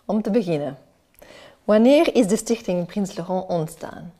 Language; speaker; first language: Dutch; non-native, local second language; French